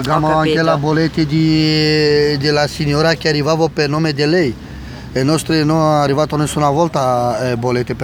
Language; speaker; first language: Italian; non-native, learner; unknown